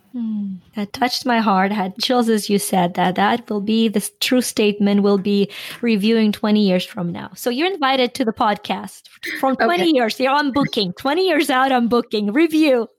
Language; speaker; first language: English; non-native, fluent; Ukrainian